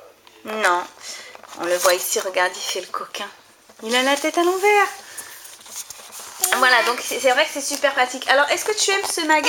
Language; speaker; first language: French; native; French